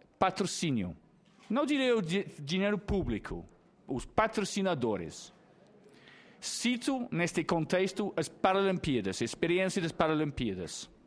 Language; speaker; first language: Portuguese; non-native, fluent; English